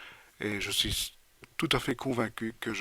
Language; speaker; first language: French; native; French